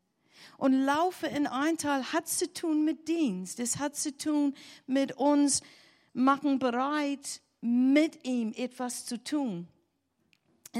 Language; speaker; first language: German; non-native, learner; English